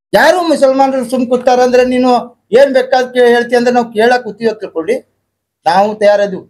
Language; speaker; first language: Kannada; non-native, local second language; Urdu